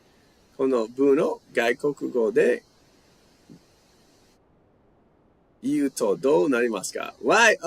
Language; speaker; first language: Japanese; non-native, fluent; English